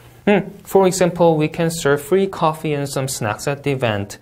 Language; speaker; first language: English; non-native, fluent; Korean